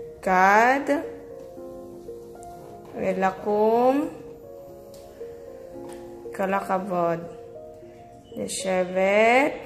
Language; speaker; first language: Hebrew; non-native, learner; Filipino